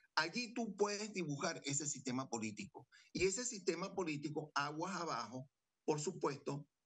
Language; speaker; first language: Spanish; native; Spanish